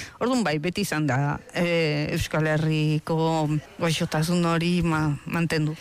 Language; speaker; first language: Basque; early bilingual, heritage; Spanish